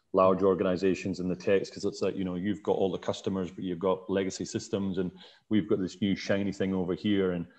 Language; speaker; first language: English; native; English